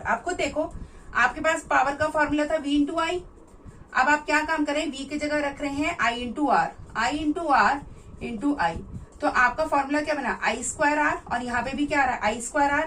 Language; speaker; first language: Hindi; native; Hindi